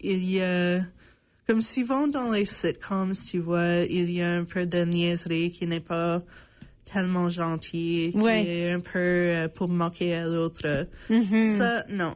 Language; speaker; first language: French; non-native, local second language; English